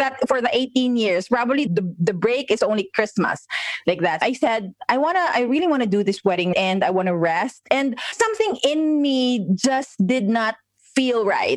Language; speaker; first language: English; non-native, local second language; Filipino